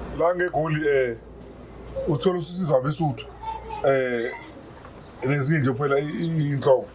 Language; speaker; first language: Zulu; native; Zulu